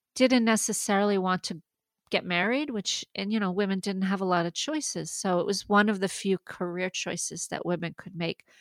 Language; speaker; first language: English; early bilingual, other home language; French